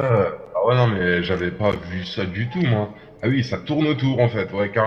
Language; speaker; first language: French; native; French